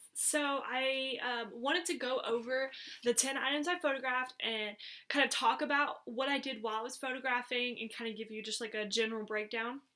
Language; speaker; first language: English; native; English